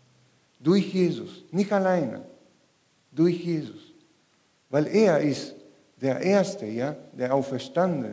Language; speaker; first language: German; non-native, learner; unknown